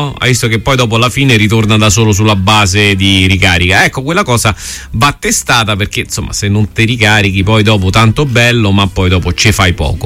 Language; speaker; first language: Italian; native; Italian